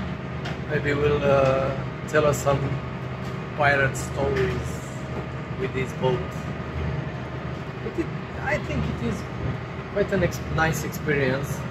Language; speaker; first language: English; non-native, fluent; Romanian